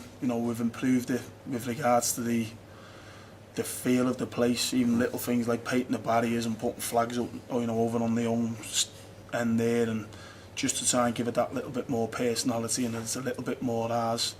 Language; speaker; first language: English; native; English